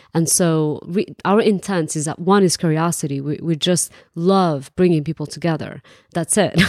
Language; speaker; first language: English; non-native, fluent; Arabic